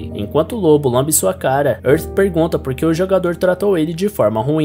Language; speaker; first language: Portuguese; native; Portuguese